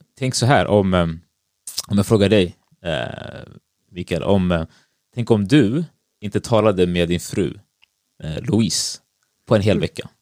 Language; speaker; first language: Swedish; early bilingual, other home language; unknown